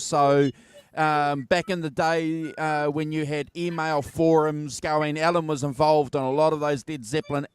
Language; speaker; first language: English; native; English